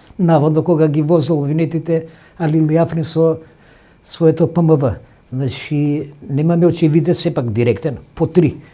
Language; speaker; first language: Macedonian; non-native, local second language; Albanian